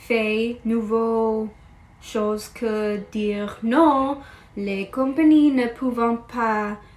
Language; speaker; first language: French; non-native, learner; English